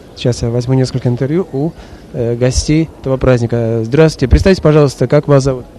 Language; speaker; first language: Russian; native; Russian